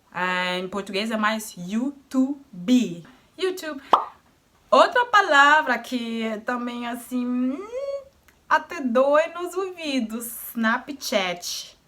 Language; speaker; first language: Portuguese; non-native, fluent; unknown